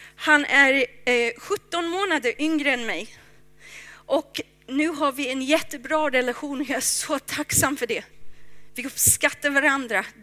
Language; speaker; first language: Swedish; non-native, fluent; English